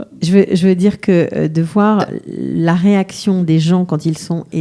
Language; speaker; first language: French; native; French